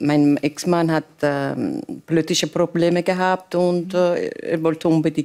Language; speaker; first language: German; non-native, learner; Persian